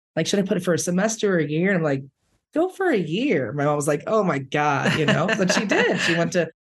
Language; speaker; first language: English; early bilingual, other home language; Spanish